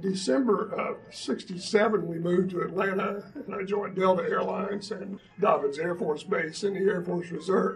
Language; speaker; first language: English; native; English